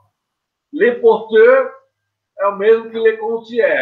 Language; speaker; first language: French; non-native, learner; Portuguese